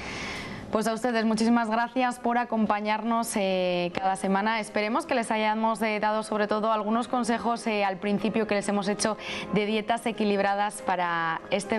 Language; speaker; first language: Spanish; native; Spanish